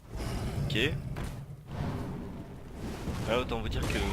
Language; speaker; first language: French; native; French